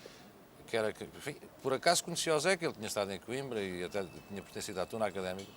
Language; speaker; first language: Portuguese; native; Portuguese